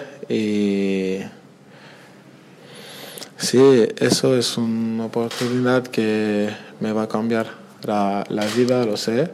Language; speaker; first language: Spanish; non-native, learner; French